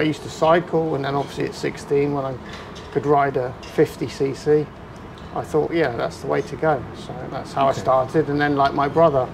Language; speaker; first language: English; native; English